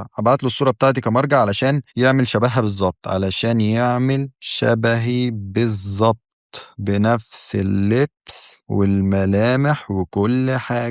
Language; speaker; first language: Arabic; native; Arabic